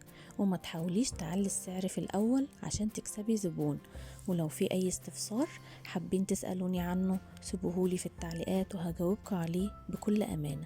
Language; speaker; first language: Arabic; native; Arabic